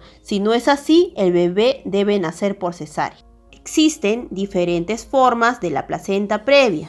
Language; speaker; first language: Spanish; native; Spanish